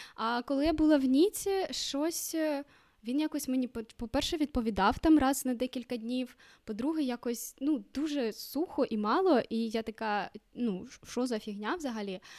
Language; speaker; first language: Ukrainian; non-native, local second language; Russian